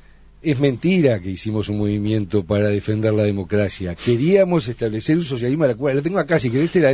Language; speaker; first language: Spanish; native; Spanish